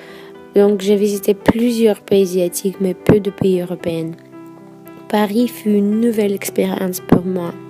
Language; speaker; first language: French; non-native, fluent; Russian